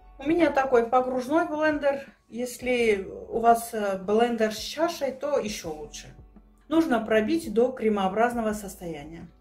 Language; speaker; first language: Russian; non-native, local second language; Armenian